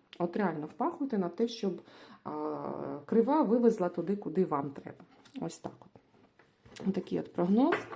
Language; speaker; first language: Ukrainian; non-native, local second language; Russian